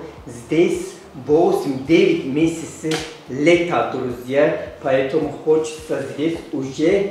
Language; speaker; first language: Russian; non-native, learner; Turkish